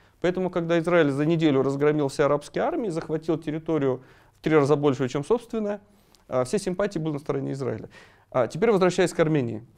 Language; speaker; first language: Russian; native; Russian